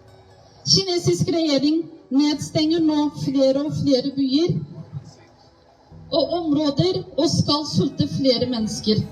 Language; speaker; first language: Norwegian; non-native, fluent; Uyghur